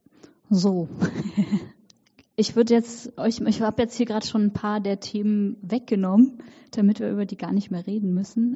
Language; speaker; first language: German; native; German